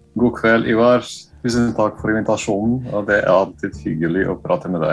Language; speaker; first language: Norwegian; non-native, fluent; Bosnian